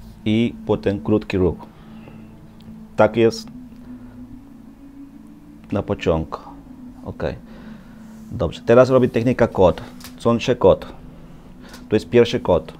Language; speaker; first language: Polish; non-native, learner; Spanish